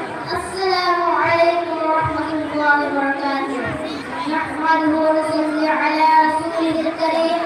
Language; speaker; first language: Arabic; non-native, learner; Bangla